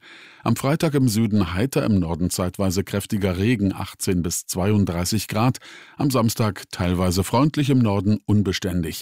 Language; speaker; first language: German; native; German